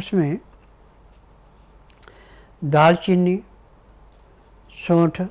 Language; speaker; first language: Hindi; native; Hindi